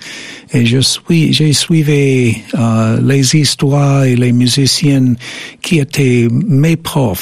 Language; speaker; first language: French; non-native, fluent; English